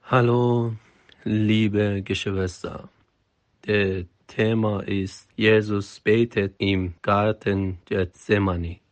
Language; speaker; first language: German; non-native, fluent; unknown